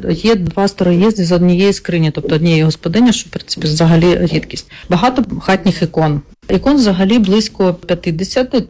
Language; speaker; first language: Ukrainian; non-native, local second language; Russian